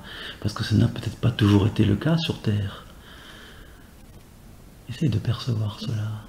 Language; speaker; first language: French; native; French